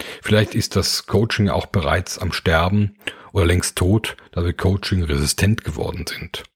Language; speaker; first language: German; native; German